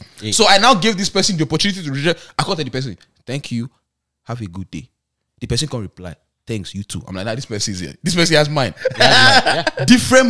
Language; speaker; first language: English; native; English